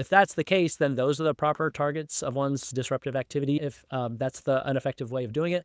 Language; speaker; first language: English; native; English